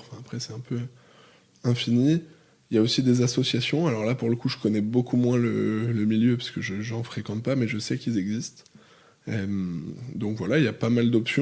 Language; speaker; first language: French; native; French